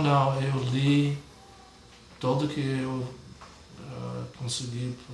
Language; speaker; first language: Portuguese; non-native, fluent; English